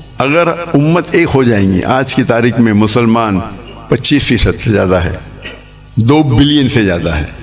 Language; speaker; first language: Urdu; non-native, local second language; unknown